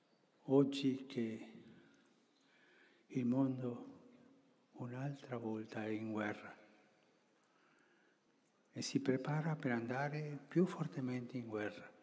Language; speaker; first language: Italian; early bilingual, heritage; Spanish